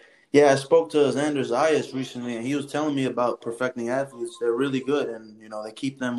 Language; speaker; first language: English; early bilingual, other home language; Spanish